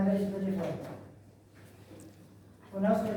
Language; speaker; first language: English; non-native, fluent; Indonesian